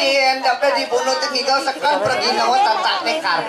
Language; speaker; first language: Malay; non-native, local second language; Balinese